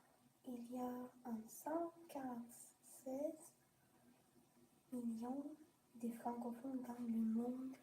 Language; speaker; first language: French; non-native, learner; Russian